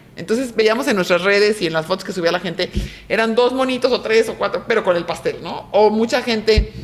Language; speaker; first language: Spanish; native; Spanish